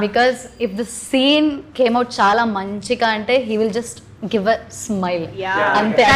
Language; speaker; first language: Telugu; non-native, learner; Malayalam